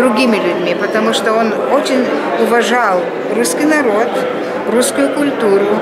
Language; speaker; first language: Russian; non-native, local second language; Lithuanian